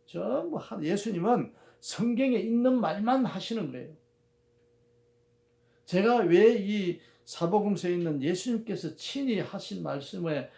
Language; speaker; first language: Korean; native; Korean